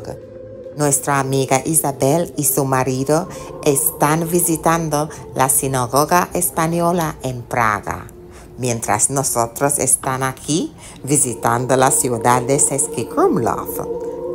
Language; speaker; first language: Spanish; non-native, fluent; English